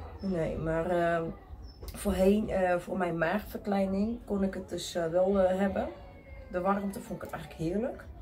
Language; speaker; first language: Dutch; native; Dutch